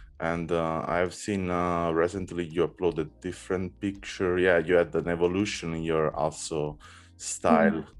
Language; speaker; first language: English; non-native, learner; Italian